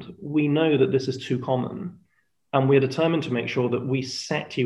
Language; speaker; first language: English; non-native, fluent; Spanish